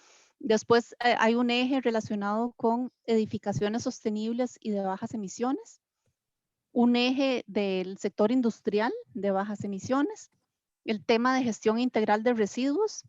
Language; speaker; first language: Spanish; native; Spanish